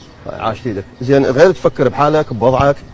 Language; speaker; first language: Arabic; native; Arabic